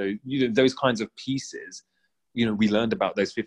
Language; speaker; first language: English; native; English